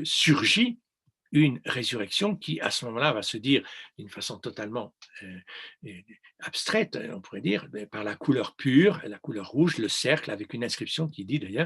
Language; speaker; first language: French; native; French